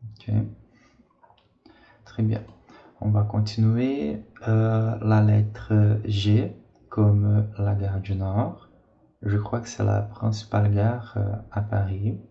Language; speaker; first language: French; non-native, fluent; Portuguese